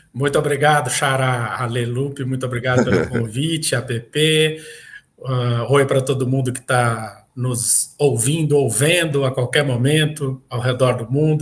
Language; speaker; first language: Portuguese; native; Portuguese